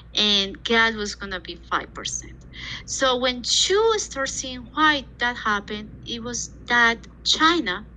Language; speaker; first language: English; non-native, fluent; Spanish